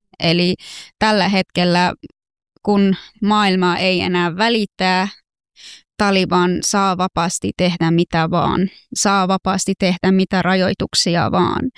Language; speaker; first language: Finnish; non-native, fluent; Persian